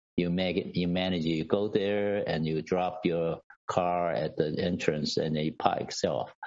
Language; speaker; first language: English; non-native, fluent; Chinese